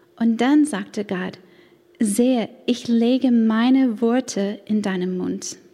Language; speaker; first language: German; non-native, fluent; English